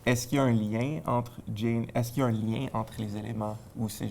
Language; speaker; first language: French; native; French